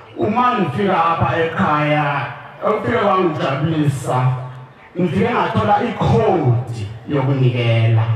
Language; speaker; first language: Zulu; non-native, local second language; Xhosa